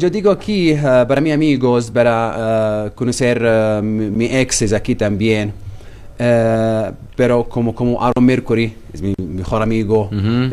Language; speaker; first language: Spanish; non-native, learner; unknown